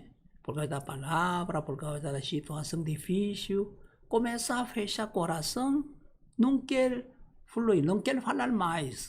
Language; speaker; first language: Portuguese; non-native, learner; Korean